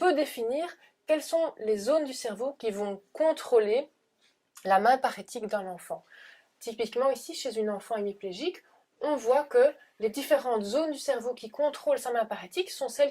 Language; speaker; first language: French; native; French